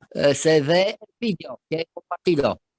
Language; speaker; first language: Spanish; non-native, fluent; Romanian